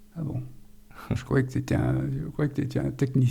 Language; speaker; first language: French; native; French